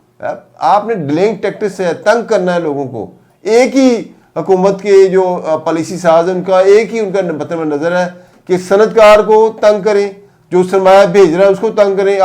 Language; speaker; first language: Urdu; non-native, local second language; Punjabi